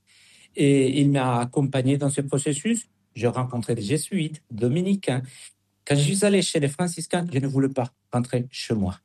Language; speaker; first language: French; non-native, fluent; Spanish